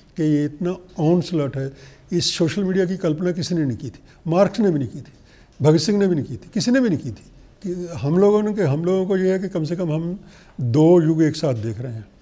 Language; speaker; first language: Hindi; native; Hindi